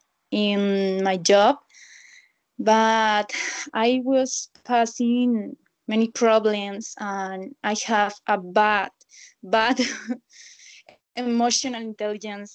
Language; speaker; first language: English; non-native, learner; Spanish